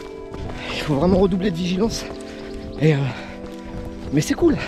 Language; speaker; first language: French; native; French